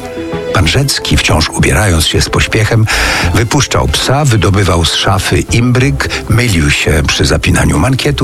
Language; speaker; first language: Polish; native; Polish